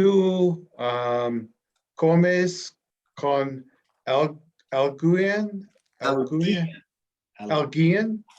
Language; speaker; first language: Spanish; non-native, learner; English